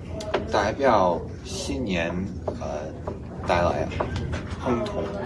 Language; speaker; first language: Chinese; non-native, learner; English